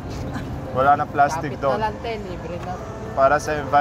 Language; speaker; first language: Filipino; non-native, learner; Arabic